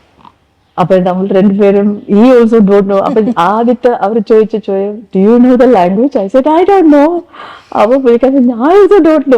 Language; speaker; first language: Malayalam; non-native, fluent; Tamil